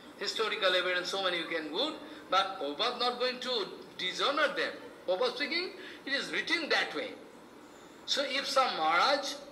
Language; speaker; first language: English; non-native, local second language; Bangla